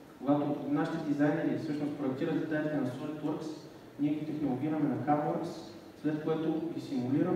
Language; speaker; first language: Bulgarian; native; Bulgarian